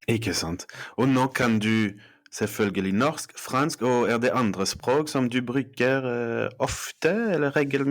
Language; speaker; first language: Norwegian; non-native, fluent; French